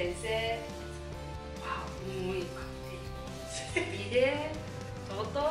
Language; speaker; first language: Spanish; non-native, learner; Japanese